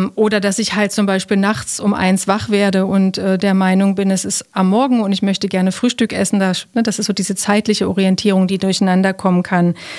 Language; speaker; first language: German; native; German